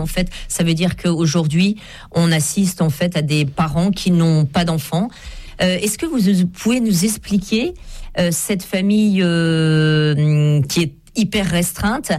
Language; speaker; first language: French; native; French